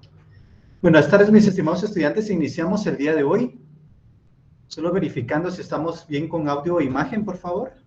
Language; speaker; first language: Spanish; native; Spanish